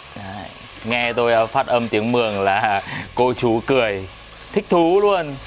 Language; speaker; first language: Vietnamese; native; Vietnamese